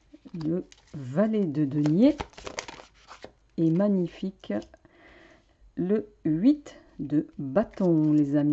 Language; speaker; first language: French; native; French